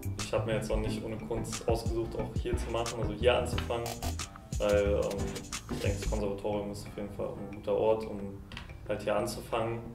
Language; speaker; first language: German; native; German